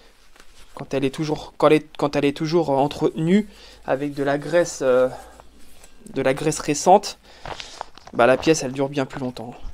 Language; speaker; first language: French; native; French